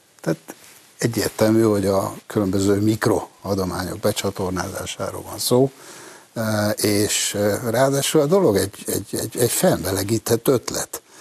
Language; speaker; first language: Hungarian; native; Hungarian